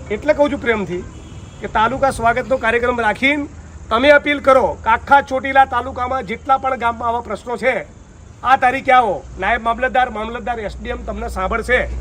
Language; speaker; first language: Gujarati; native; Gujarati